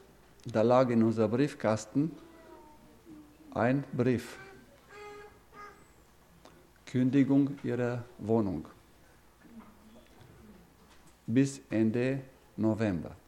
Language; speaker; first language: German; non-native, fluent; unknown